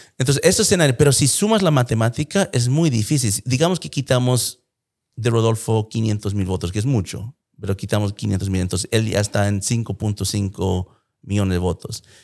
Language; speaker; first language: Spanish; early bilingual, heritage; Spanish